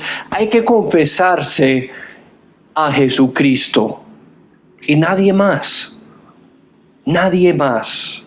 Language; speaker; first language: Spanish; non-native, fluent; English